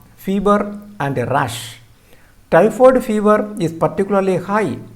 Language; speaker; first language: English; non-native, local second language; Malayalam